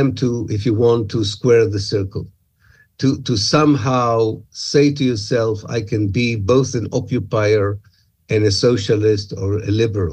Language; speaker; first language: English; non-native, fluent; Hebrew